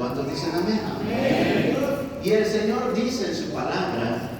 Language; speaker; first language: Spanish; native; Spanish